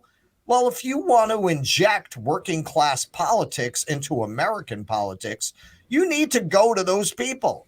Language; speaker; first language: English; native; English